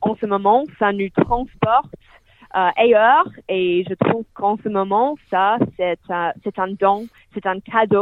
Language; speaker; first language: French; non-native, fluent; English